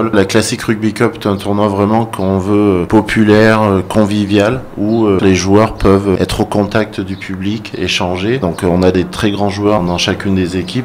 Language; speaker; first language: French; native; French